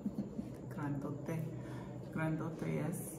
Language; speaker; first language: Spanish; non-native, learner; English